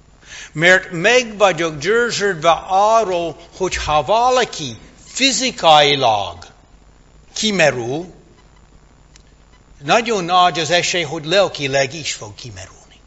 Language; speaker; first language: Hungarian; non-native, fluent; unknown